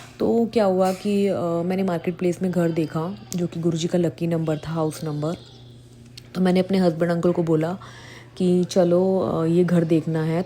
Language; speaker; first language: Hindi; native; Hindi